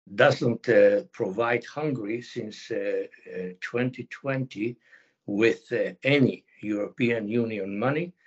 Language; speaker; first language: English; non-native, fluent; Hungarian